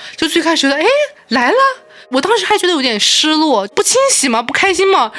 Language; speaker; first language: Chinese; native; Chinese